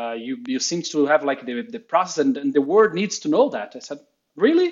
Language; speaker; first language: English; non-native, fluent; Portuguese